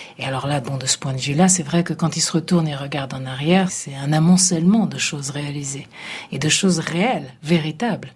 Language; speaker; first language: French; early bilingual, other home language; Italian